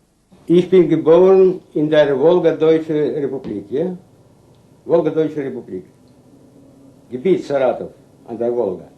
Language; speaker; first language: German; early bilingual, heritage; German